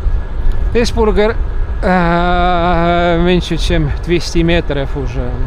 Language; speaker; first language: Russian; non-native, local second language; Estonian